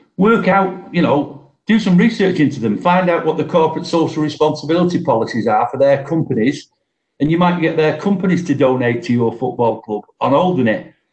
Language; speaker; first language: English; native; English